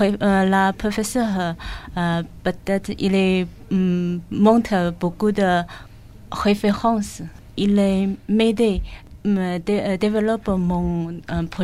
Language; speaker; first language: French; non-native, learner; Chinese